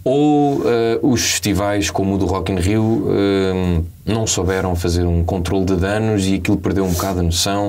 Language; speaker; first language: Portuguese; native; Portuguese